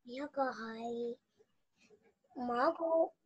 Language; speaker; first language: Cantonese; non-native, learner; Chinese